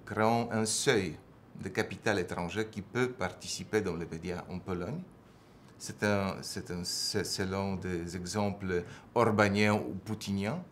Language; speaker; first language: French; non-native, fluent; Polish